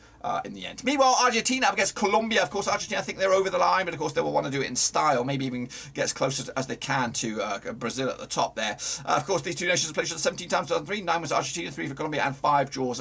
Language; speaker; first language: English; native; English